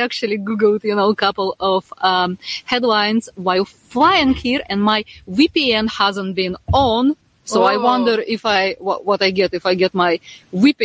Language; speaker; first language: English; non-native, fluent; Russian